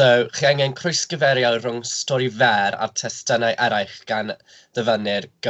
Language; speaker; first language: Welsh; non-native, local second language; English